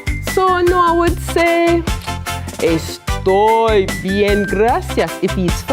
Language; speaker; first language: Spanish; non-native, fluent; English